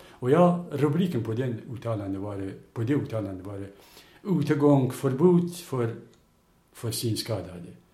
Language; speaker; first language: Swedish; non-native, fluent; Kurdish